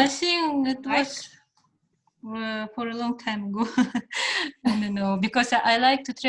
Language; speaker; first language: English; non-native, fluent; Russian